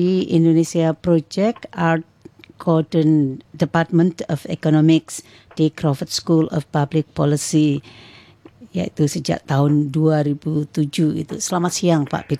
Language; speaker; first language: Indonesian; native; Indonesian